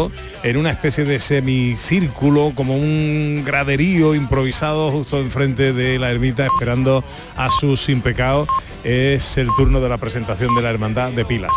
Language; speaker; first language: Spanish; native; Spanish